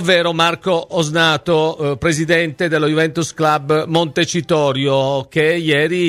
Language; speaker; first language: Italian; native; Italian